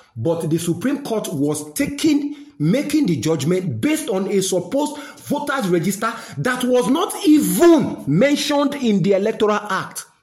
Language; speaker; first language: English; non-native, local second language; Yoruba